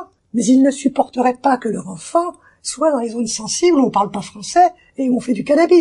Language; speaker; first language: French; native; French